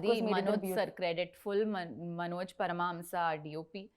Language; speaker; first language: Telugu; non-native, learner; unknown